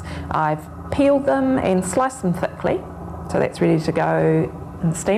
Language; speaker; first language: English; native; English